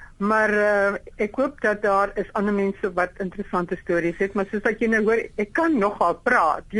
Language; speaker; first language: Afrikaans; non-native, local second language; English